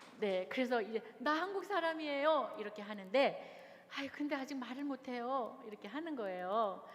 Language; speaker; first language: Korean; native; Korean